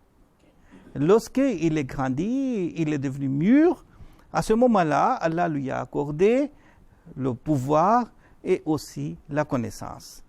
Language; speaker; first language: French; non-native, fluent; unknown